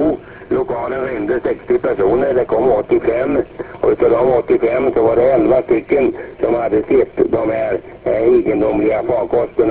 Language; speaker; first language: Swedish; native; Swedish